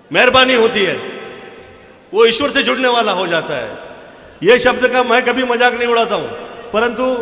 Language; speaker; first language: Hindi; native; Hindi